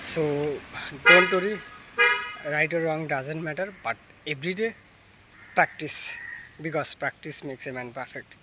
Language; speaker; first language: English; non-native, learner; Bangla